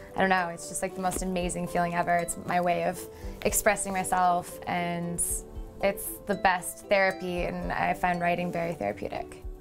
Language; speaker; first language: English; native; English